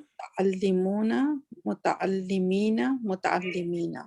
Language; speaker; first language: Arabic; non-native, learner; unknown